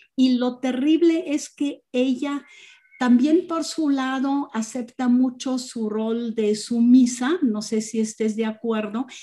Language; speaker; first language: Spanish; non-native, fluent; German